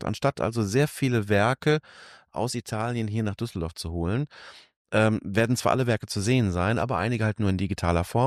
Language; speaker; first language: German; native; German